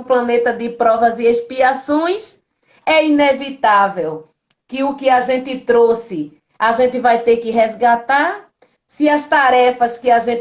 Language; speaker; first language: Portuguese; native; Portuguese